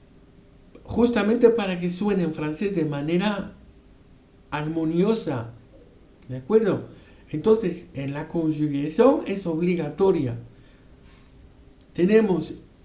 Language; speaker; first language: Spanish; non-native, fluent; French